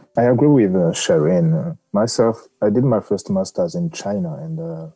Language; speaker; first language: English; non-native, local second language; Kinyarwanda